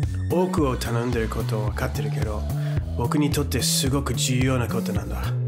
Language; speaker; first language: Japanese; non-native, fluent; English